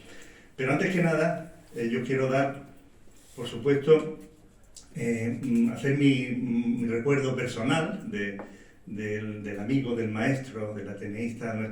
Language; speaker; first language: Spanish; native; Spanish